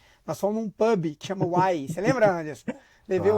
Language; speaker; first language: Portuguese; native; Portuguese